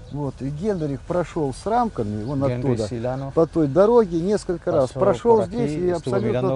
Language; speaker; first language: Russian; native; Russian